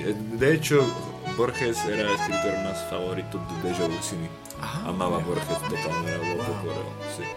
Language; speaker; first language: Spanish; non-native, fluent; Slovak